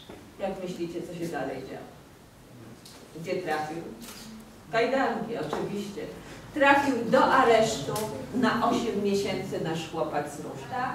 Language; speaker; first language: Polish; native; Polish